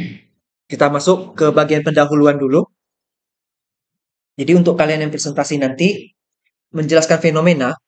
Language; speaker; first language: Indonesian; native; Indonesian